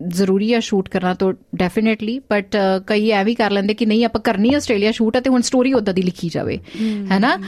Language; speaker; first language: Punjabi; early bilingual, heritage; Punjabi